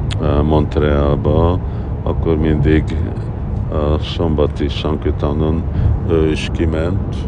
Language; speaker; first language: Hungarian; early bilingual, heritage; Hungarian